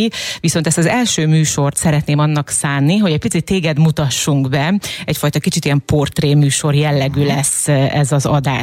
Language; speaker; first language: Hungarian; native; Hungarian